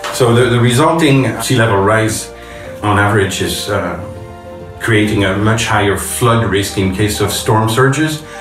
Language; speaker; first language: English; non-native, fluent; French